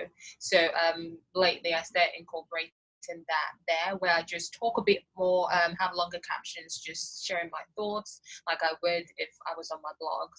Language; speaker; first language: English; non-native, local second language; Igbo